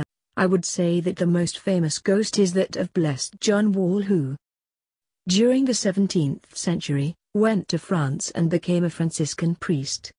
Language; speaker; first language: English; native; English